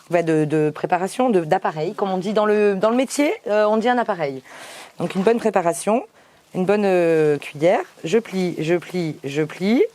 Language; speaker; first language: French; native; French